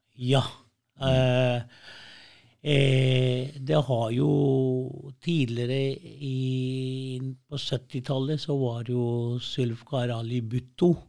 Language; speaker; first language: Norwegian; early bilingual, other home language; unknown